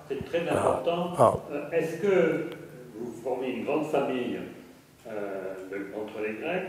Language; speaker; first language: French; native; French